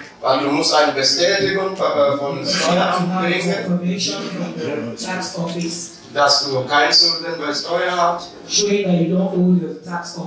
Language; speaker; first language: German; non-native, learner; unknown